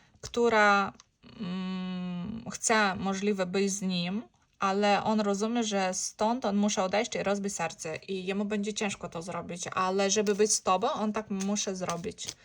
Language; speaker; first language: Polish; non-native, learner; Ukrainian